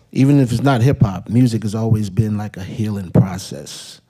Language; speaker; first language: English; native; English